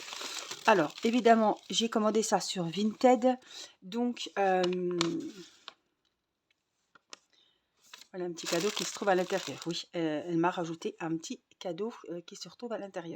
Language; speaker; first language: French; native; French